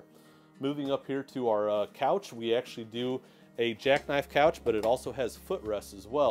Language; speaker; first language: English; native; English